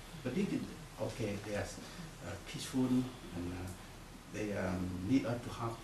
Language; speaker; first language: English; non-native, learner; Vietnamese